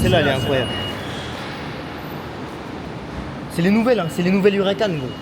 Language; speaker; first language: French; native; French